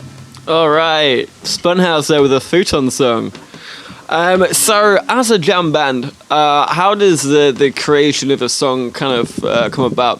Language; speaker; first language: English; native; English